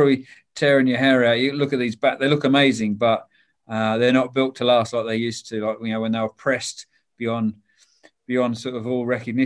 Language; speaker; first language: English; native; English